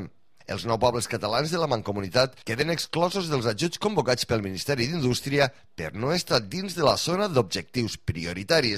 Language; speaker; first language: Catalan; native; Catalan